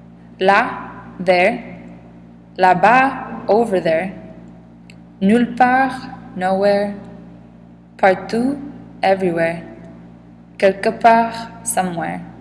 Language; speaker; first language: French; non-native, learner; English